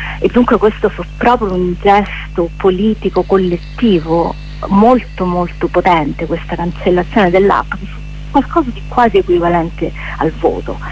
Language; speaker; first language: Italian; native; Italian